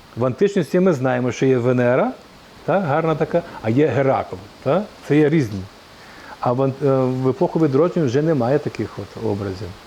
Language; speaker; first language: Ukrainian; native; Ukrainian